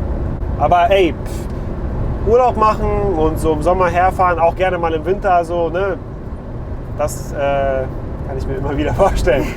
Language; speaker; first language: German; native; German